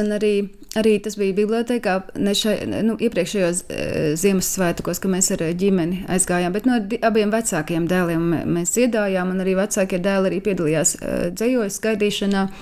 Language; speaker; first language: Latvian; native; Latvian